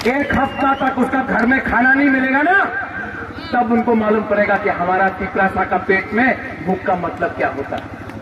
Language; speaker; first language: Hindi; non-native, local second language; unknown